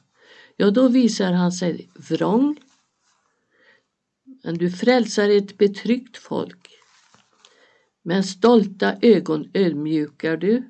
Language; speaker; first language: Swedish; native; Swedish